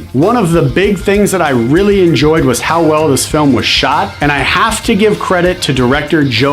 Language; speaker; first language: English; native; English